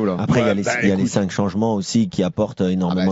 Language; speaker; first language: French; native; French